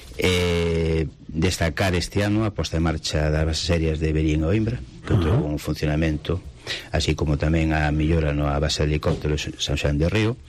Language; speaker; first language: Galician; native; Galician